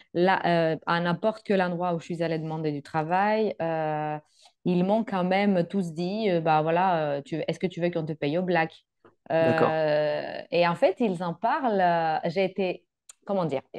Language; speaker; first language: French; non-native, fluent; Greek